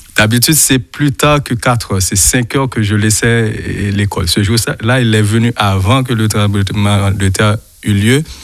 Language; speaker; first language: French; non-native, local second language; Haitian Creole